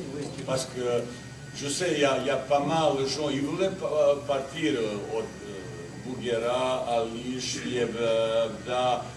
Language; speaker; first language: French; non-native, learner; Bosnian